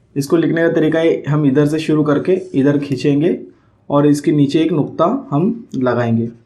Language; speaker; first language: Hindi; non-native, local second language; Urdu